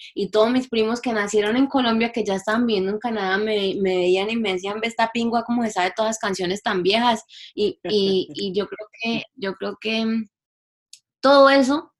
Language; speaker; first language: Spanish; early bilingual, heritage; English